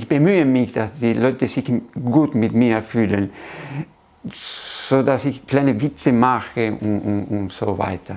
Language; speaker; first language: German; non-native, fluent; Spanish